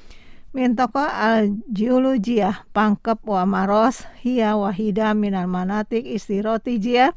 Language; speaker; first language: Arabic; non-native, fluent; Indonesian